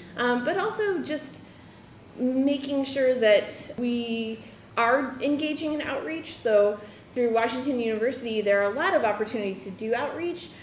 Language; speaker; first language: English; native; English